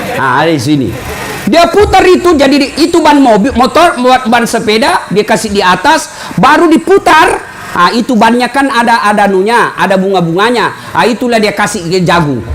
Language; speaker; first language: Indonesian; non-native, local second language; Buginese